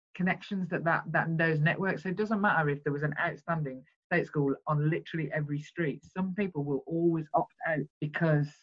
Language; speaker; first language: English; native; English